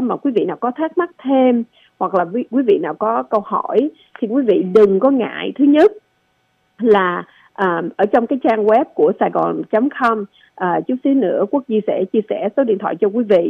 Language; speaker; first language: Vietnamese; native; Vietnamese